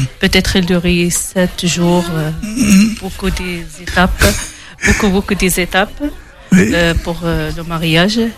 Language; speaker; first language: French; non-native, local second language; Arabic